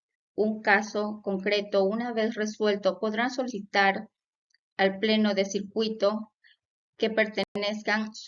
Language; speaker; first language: Spanish; native; Spanish